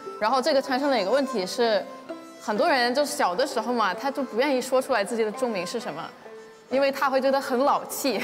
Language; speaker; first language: Chinese; non-native, fluent; English